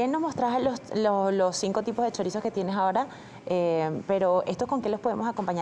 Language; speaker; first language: Spanish; native; Spanish